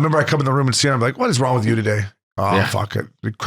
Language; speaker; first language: English; native; English